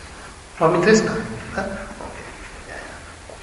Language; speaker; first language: Russian; non-native, learner; Tibetan